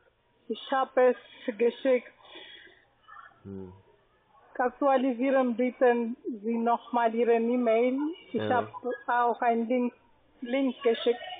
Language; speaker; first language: German; non-native, learner; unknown